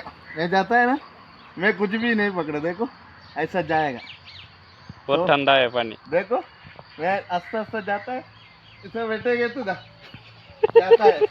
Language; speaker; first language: Hindi; non-native, local second language; Malayalam